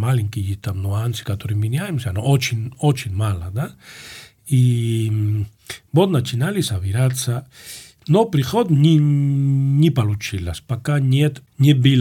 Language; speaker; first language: Russian; non-native, fluent; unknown